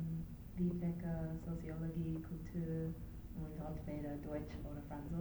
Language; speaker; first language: German; non-native, learner; English